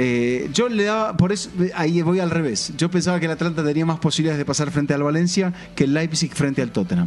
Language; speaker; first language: Spanish; native; Spanish